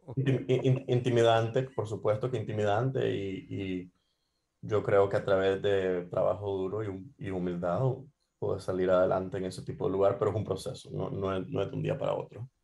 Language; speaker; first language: Spanish; native; Spanish